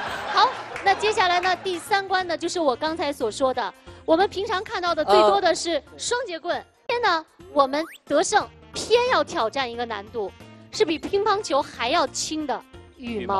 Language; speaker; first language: Chinese; native; Chinese